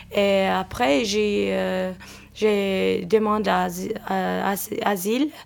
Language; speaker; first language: French; non-native, learner; Amharic